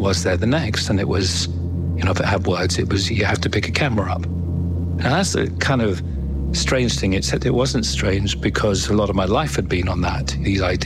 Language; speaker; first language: English; native; English